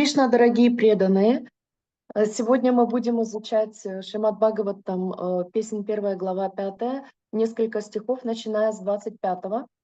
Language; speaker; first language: Russian; native; Russian